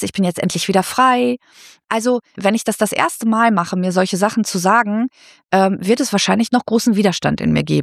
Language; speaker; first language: German; native; German